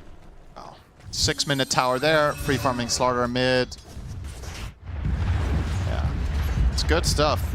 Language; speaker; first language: English; native; English